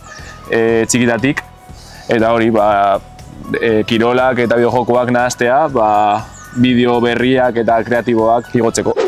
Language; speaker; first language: Basque; non-native, local second language; Spanish